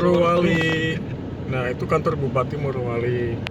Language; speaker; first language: Indonesian; native; Indonesian